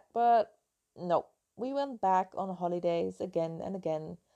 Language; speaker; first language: English; non-native, fluent; Dutch